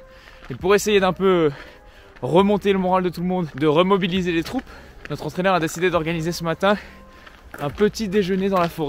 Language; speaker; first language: French; native; French